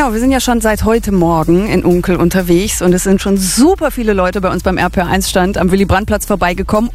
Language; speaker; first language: German; native; German